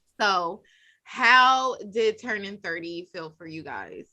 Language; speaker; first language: English; native; English